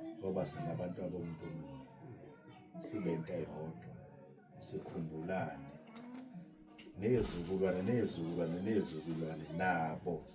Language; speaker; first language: Zulu; non-native, local second language; Xhosa